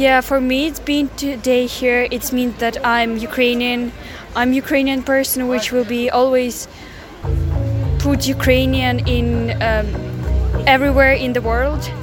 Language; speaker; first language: English; non-native, learner; Ukrainian